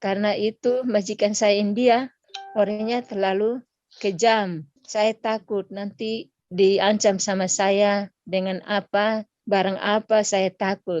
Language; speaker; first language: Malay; non-native, local second language; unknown